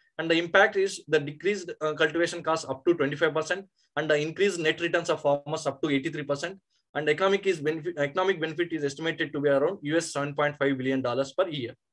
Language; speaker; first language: English; non-native, local second language; Kannada